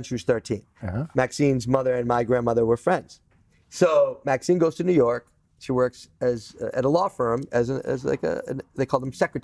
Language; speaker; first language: English; native; English